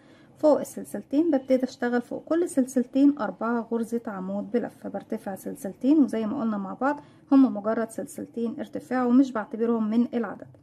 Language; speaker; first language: Arabic; native; Arabic